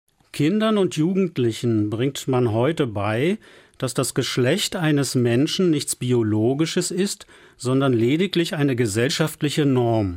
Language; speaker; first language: German; native; German